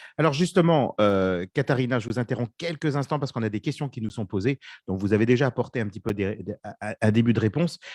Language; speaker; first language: French; native; French